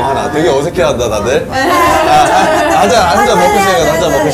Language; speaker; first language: Korean; native; Korean